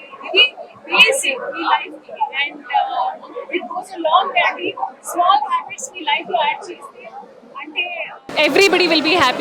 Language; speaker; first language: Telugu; non-native, learner; Hindi